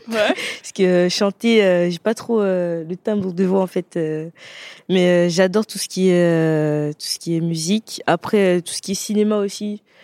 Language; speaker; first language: French; native; French